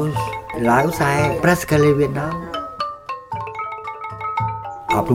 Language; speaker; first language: French; non-native, local second language; Khmer